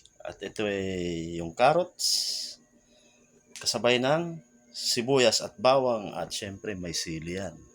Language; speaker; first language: Filipino; non-native, local second language; Bikol